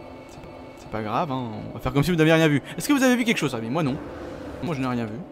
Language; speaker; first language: French; native; French